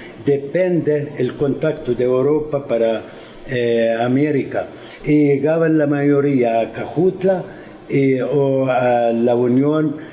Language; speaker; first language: Spanish; non-native, fluent; Arabic